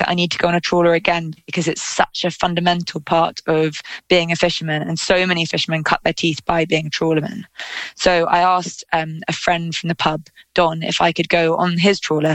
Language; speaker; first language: English; native; English